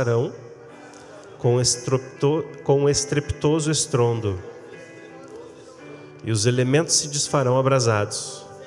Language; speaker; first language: Portuguese; native; Portuguese